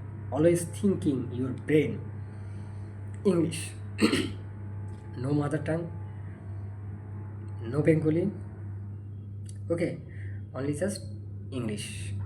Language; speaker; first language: English; non-native, learner; Bangla